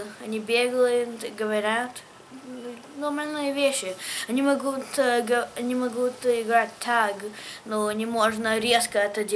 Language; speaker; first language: Russian; early bilingual, heritage; English